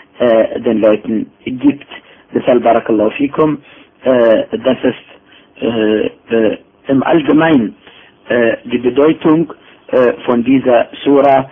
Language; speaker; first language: German; non-native, fluent; Arabic